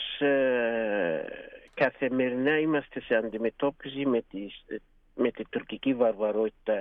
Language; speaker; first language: Greek; non-native, fluent; Kurdish